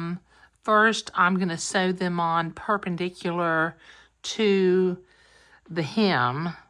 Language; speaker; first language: English; native; English